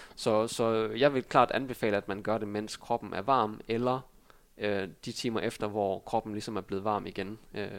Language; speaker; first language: Danish; early bilingual, other home language; Vietnamese